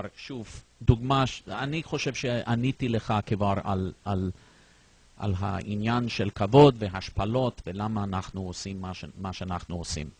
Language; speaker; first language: Hebrew; non-native, fluent; English